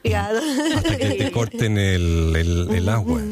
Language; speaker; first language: Spanish; native; Spanish